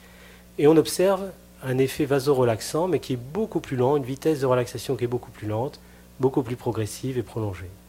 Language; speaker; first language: French; native; French